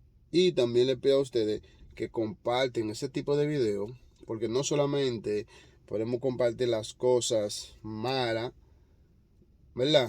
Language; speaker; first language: Spanish; non-native, fluent; Haitian Creole